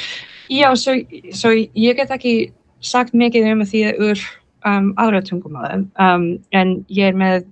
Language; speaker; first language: Icelandic; non-native, learner; English